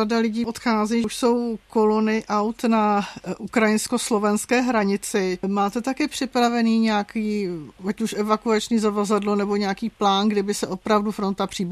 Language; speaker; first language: Czech; native; Czech